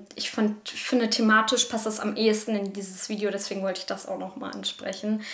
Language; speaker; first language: German; native; German